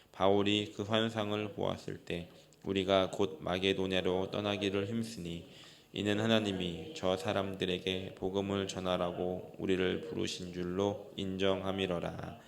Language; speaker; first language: Korean; native; Korean